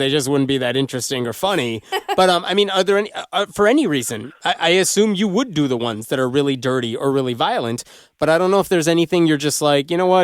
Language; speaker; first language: English; native; English